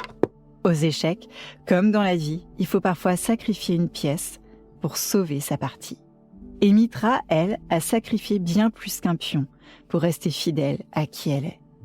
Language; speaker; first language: French; native; French